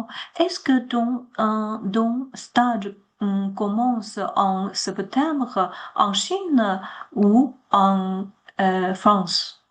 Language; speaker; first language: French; non-native, learner; Chinese